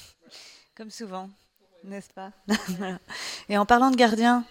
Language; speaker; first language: French; native; French